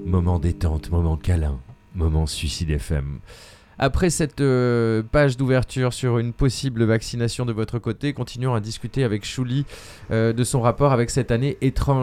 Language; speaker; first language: French; native; French